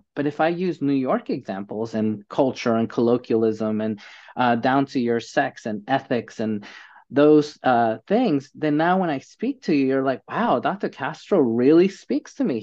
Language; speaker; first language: English; native; English